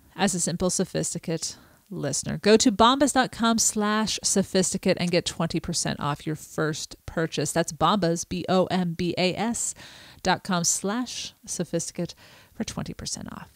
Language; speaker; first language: English; native; English